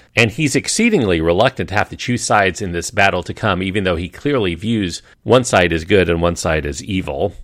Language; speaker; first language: English; native; English